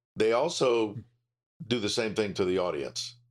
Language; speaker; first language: English; native; English